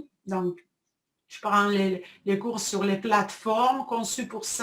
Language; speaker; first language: French; non-native, fluent; Russian